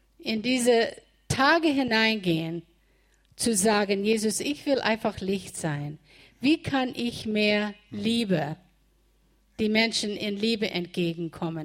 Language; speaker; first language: German; non-native, fluent; English